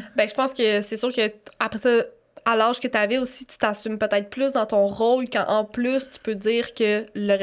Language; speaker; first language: French; native; French